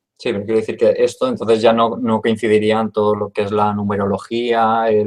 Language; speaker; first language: Spanish; native; Spanish